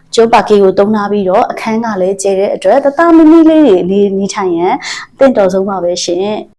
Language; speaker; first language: Burmese; native; Burmese